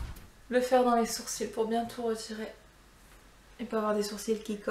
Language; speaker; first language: French; native; French